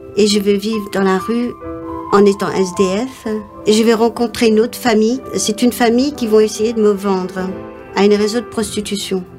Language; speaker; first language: French; non-native, local second language; Morisyen